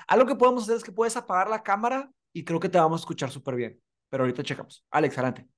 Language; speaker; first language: Spanish; native; Spanish